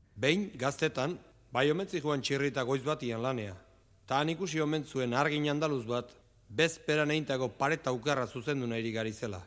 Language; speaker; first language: Basque; native; Basque